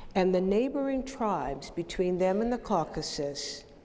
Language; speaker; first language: English; native; English